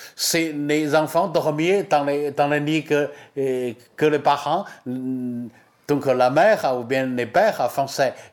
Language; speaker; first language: French; non-native, learner; Chinese